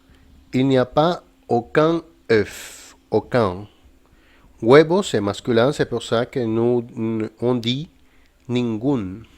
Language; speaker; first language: French; non-native, fluent; Spanish